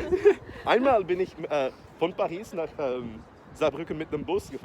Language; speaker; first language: German; non-native, fluent; Portuguese